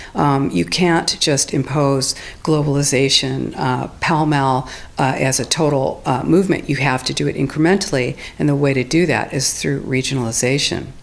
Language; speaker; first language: English; native; English